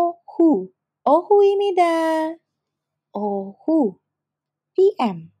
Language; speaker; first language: Korean; non-native, fluent; Indonesian